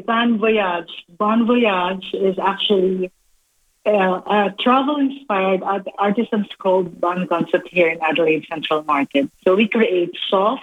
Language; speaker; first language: English; non-native, local second language; Filipino